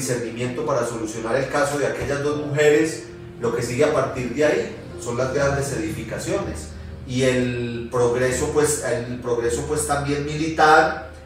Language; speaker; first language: Spanish; native; Spanish